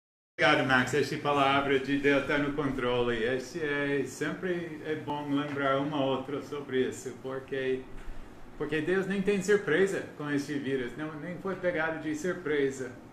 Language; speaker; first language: Portuguese; non-native, learner; English